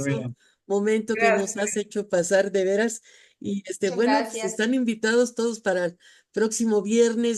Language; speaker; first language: Spanish; native; Spanish